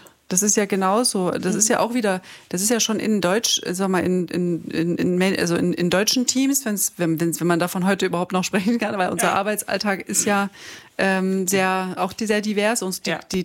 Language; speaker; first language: German; native; German